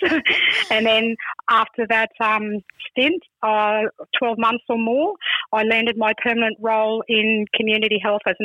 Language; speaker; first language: English; native; English